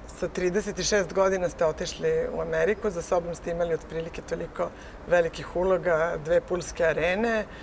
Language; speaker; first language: Serbian; native; Serbian